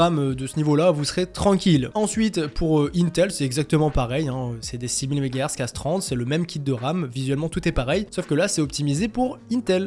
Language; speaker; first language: French; native; French